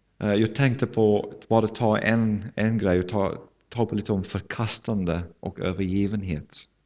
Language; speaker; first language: Swedish; non-native, fluent; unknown